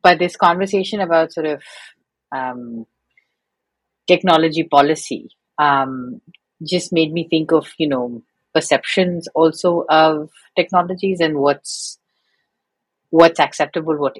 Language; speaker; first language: English; native; English